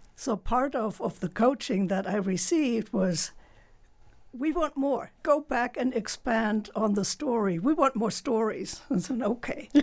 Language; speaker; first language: English; non-native, fluent; German